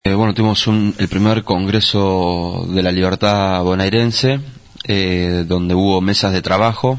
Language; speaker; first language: Spanish; native; Spanish